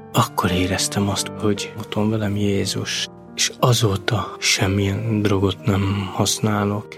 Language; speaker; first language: Hungarian; non-native, local second language; Romany